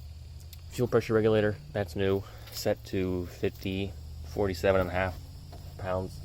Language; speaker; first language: English; native; English